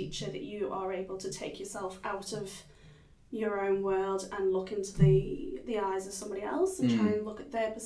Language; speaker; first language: English; native; English